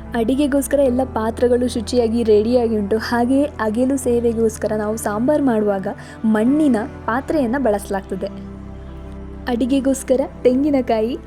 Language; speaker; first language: Kannada; non-native, local second language; Tulu